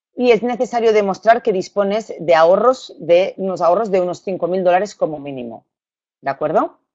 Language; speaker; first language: Spanish; native; Spanish